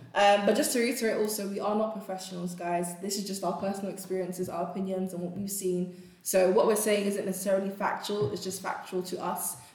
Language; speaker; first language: English; non-native, local second language; Akan